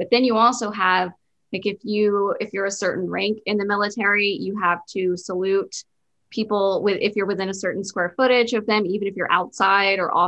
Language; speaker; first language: English; native; English